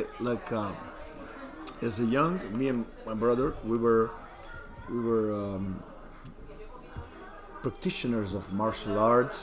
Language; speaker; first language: English; non-native, fluent; Serbian